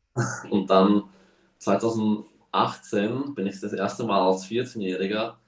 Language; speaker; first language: German; early bilingual, heritage; Slovak